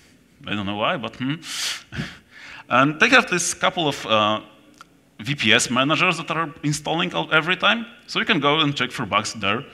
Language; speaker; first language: English; non-native, fluent; Polish